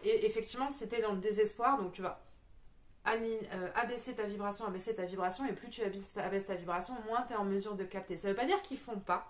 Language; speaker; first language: French; native; French